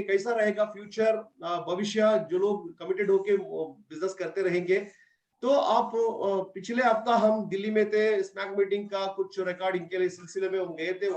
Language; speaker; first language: Hindi; non-native, local second language; Kannada